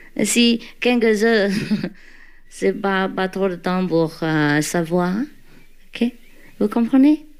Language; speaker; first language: French; non-native, learner; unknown